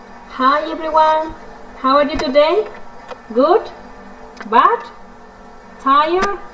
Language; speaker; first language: English; non-native, fluent; Spanish